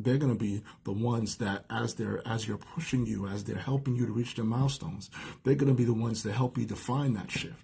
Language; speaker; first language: English; native; English